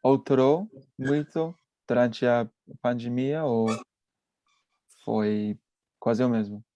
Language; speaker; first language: Portuguese; non-native, learner; English